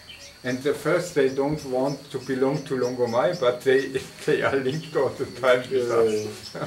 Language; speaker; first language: English; non-native, fluent; German